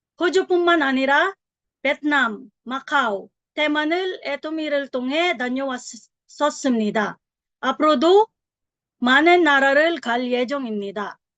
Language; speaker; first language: Korean; non-native, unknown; Filipino